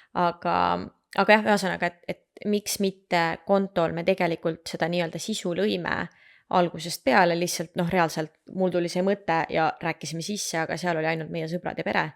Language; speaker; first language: Estonian; native; Estonian